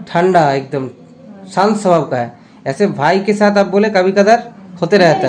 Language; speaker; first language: Hindi; non-native, local second language; Bangla